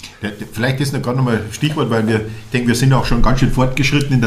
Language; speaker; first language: German; native; German